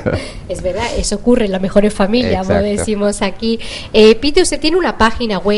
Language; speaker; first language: Spanish; native; Spanish